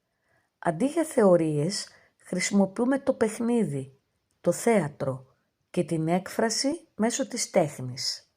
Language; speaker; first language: Greek; native; Greek